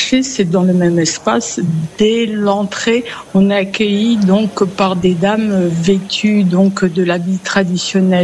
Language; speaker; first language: French; native; French